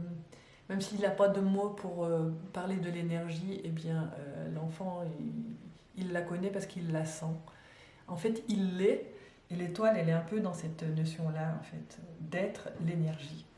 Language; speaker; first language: French; native; French